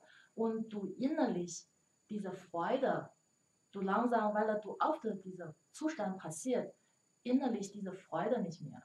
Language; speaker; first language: German; non-native, learner; Chinese